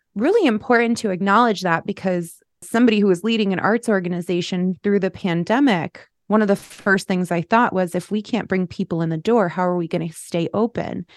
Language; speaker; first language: English; native; English